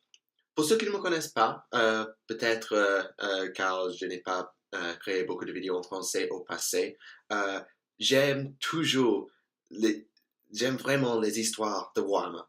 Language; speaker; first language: French; non-native, learner; English